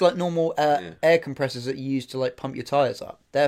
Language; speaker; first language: English; native; English